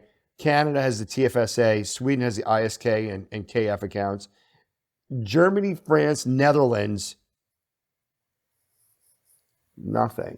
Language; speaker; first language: English; native; English